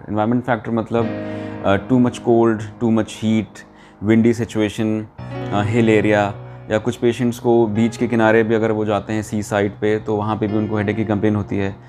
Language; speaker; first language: Hindi; native; Hindi